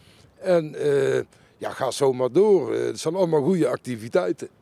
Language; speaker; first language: Dutch; native; Dutch